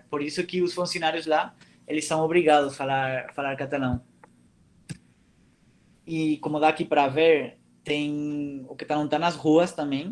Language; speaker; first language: Portuguese; non-native, fluent; Catalan